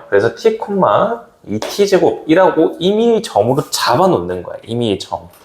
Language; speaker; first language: Korean; native; Korean